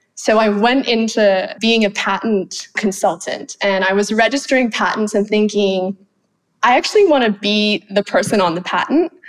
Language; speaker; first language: English; non-native, fluent; Thai